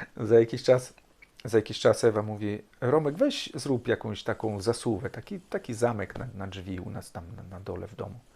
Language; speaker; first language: Polish; early bilingual, heritage; Polish